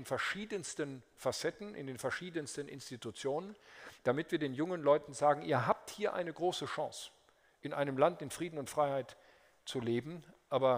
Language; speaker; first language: German; native; German